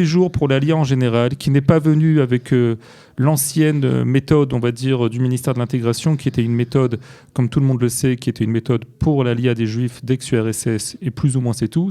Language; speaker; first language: French; native; French